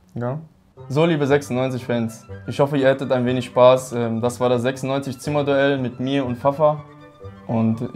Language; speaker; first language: German; native; German